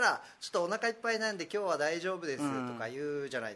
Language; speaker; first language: Japanese; native; Japanese